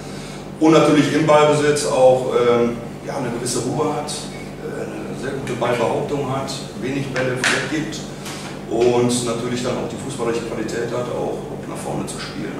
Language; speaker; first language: German; native; German